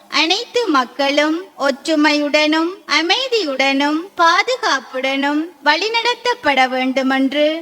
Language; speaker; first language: Tamil; native; Tamil